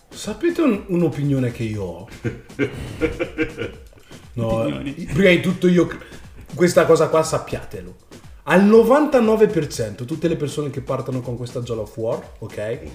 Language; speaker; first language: Italian; early bilingual, other home language; Yoruba